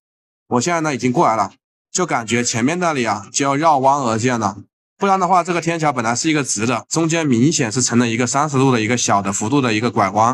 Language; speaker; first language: Chinese; native; Chinese